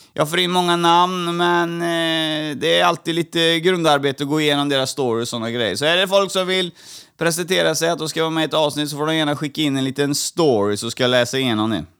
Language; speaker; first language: Swedish; native; Swedish